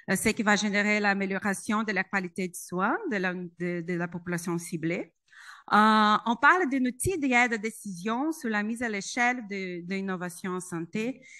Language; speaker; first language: French; non-native, fluent; Portuguese